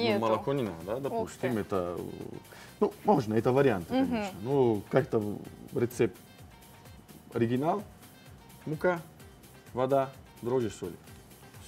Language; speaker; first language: Russian; non-native, fluent; Italian